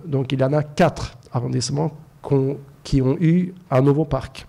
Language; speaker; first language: French; non-native, fluent; Norwegian